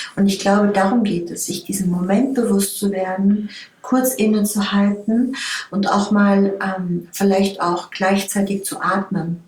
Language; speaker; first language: German; native; German